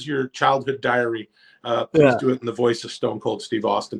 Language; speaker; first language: English; native; English